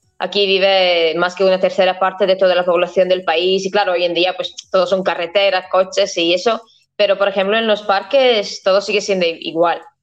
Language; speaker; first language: Spanish; non-native, fluent; Latvian